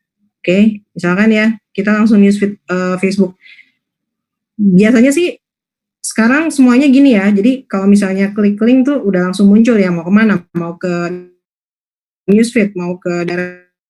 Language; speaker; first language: Indonesian; native; Indonesian